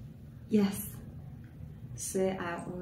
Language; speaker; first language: English; non-native, learner; Chinese